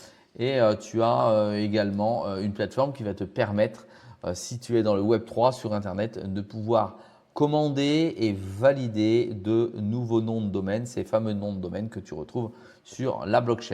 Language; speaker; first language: French; native; French